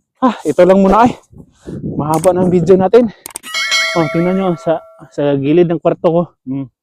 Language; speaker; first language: Filipino; non-native, local second language; Cebuano